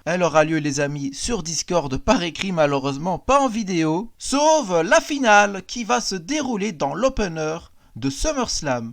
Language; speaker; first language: French; native; French